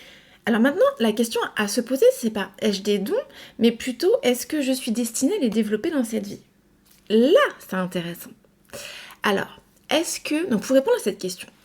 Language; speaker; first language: French; native; French